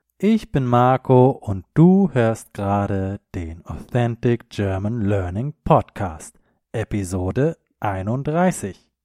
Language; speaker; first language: German; native; German